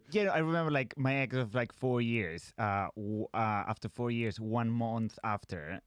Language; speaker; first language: English; non-native, fluent; Spanish